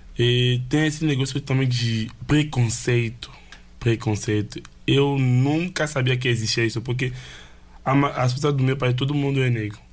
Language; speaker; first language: Portuguese; non-native, fluent; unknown